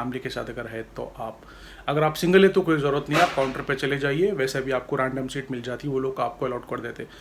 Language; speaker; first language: Hindi; native; Hindi